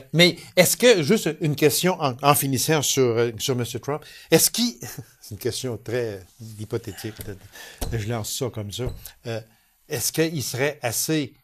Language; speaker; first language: French; native; French